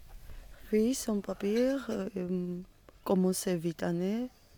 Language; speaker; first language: French; non-native, learner; Georgian